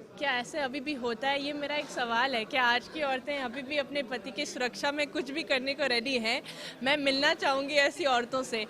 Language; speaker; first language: Hindi; early bilingual, heritage; Hindi